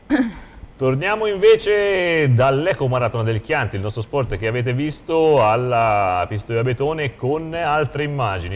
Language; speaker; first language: Italian; native; Italian